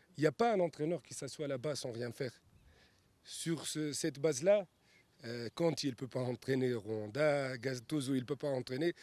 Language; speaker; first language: French; non-native, local second language; Arabic